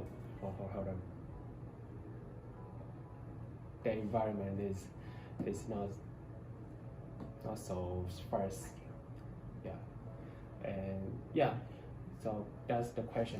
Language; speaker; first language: English; non-native, learner; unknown